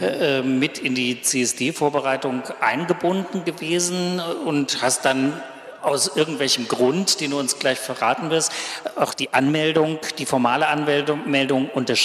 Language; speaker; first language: German; native; German